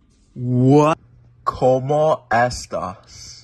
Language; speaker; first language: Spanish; non-native, learner; English